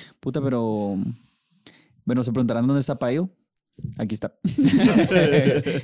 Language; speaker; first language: Spanish; native; Spanish